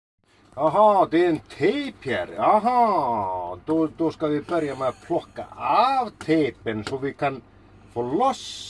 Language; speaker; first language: Swedish; native; Swedish